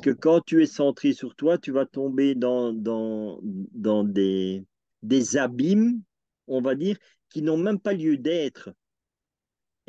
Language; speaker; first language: French; native; French